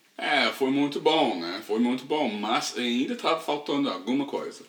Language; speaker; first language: Portuguese; non-native, learner; English